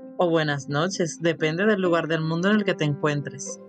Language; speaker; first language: Spanish; native; Spanish